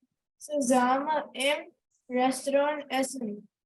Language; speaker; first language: German; non-native, learner; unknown